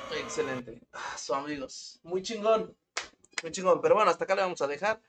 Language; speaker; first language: Spanish; native; Spanish